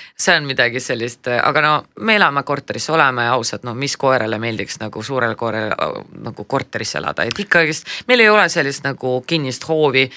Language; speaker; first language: Estonian; non-native, fluent; Russian